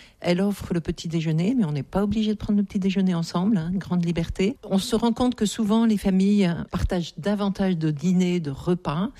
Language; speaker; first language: French; native; French